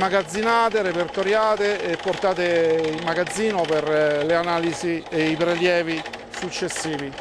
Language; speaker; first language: Italian; native; Italian